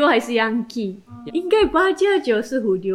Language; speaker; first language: Chinese; non-native, learner; Japanese